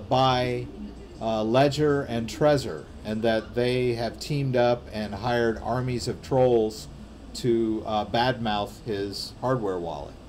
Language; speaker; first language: English; native; English